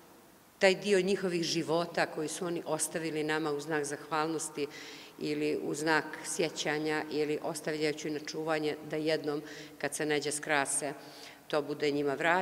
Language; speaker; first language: Serbian; native; Serbian